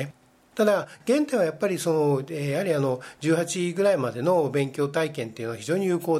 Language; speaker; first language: Japanese; native; Japanese